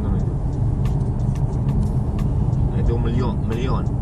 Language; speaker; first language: Russian; non-native, learner; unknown